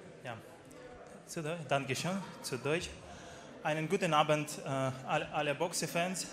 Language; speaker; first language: German; non-native, learner; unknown